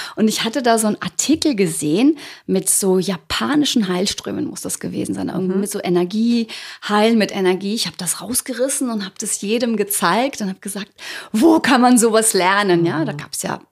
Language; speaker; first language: German; early bilingual, other home language; Croatian